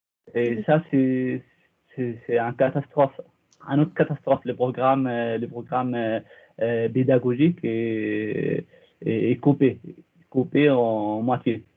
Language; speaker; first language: French; non-native, fluent; Arabic